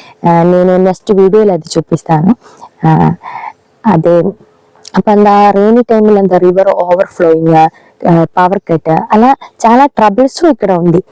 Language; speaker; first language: Telugu; non-native, learner; Malayalam